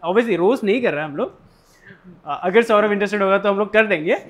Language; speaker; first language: Hindi; non-native, local second language; Marathi